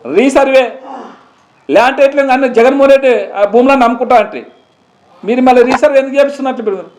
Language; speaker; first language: Telugu; native; Telugu